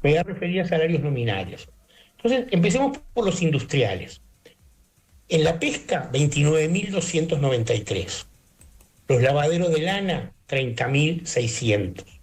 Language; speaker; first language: Spanish; native; Spanish